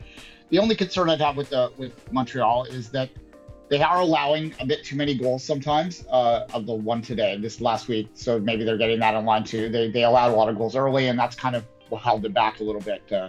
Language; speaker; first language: English; native; English